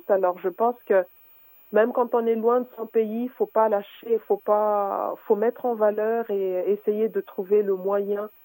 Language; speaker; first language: French; non-native, local second language; Malagasy